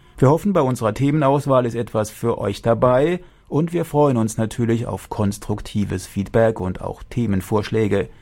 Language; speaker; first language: German; native; German